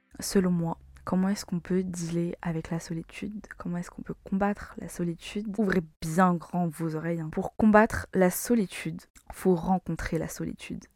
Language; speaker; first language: French; non-native, local second language; Malagasy